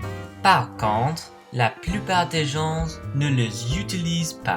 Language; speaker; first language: French; non-native, learner; English